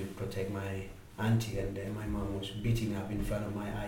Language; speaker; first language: English; non-native, learner; Indonesian